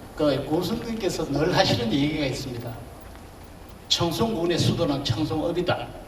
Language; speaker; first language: Korean; native; Korean